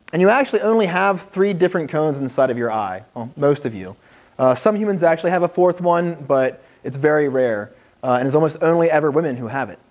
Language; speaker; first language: English; native; English